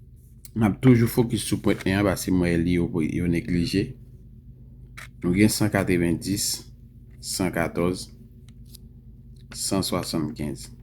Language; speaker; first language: French; non-native, learner; Haitian Creole